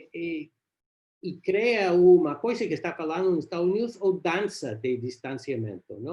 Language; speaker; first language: Portuguese; non-native, learner; English